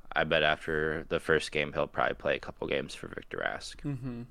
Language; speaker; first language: English; native; English